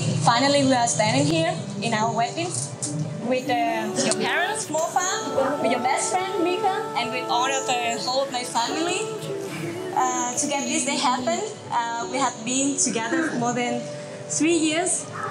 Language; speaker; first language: English; non-native, fluent; Vietnamese